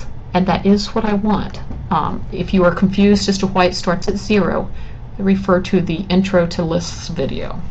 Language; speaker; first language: English; native; English